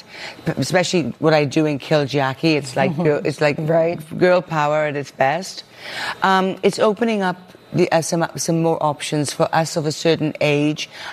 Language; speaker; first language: English; native; English